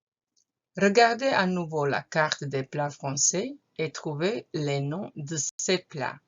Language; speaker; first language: French; non-native, fluent; Croatian